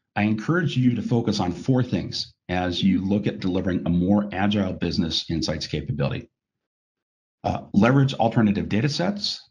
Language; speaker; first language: English; native; English